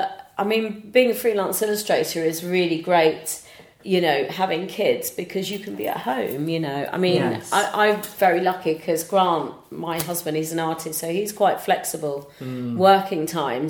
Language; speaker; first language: English; native; English